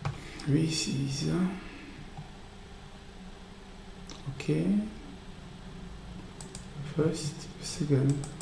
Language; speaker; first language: English; non-native, learner; French